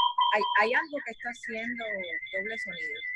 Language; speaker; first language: Spanish; native; Spanish